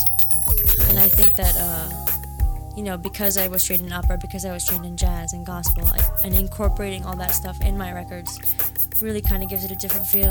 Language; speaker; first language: English; native; English